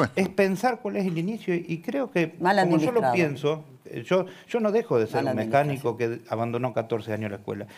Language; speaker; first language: Spanish; native; Spanish